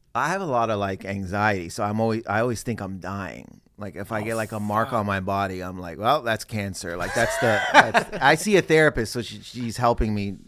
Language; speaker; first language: English; native; English